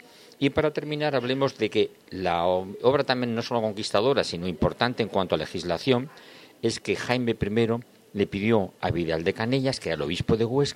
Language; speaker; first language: Spanish; native; Spanish